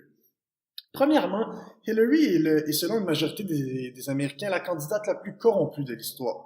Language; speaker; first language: French; native; French